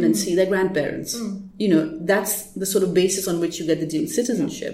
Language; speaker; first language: English; non-native, local second language; Urdu